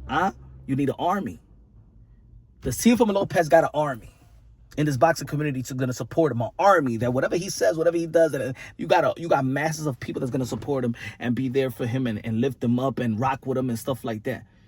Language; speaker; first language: English; native; English